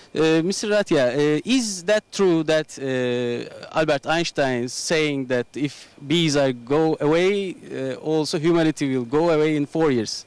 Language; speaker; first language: English; non-native, learner; Turkish